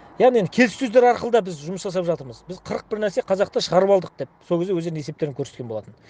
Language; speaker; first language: Kazakh; native; Kazakh